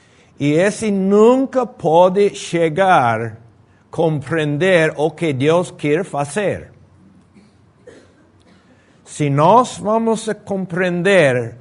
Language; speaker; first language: Portuguese; non-native, fluent; Spanish